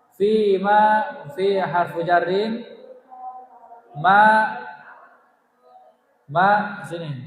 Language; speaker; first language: Arabic; non-native, fluent; Indonesian